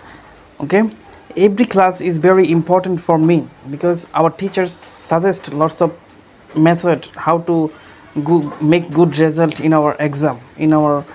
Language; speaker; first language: English; non-native, learner; Bangla